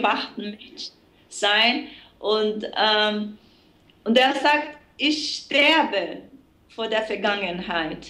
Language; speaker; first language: German; non-native, fluent; Portuguese